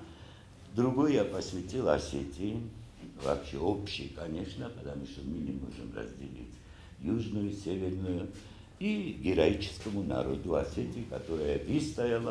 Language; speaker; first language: Russian; non-native, local second language; Ossetic